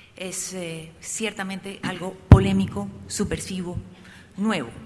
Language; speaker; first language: Spanish; native; Spanish